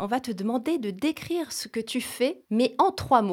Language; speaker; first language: French; native; French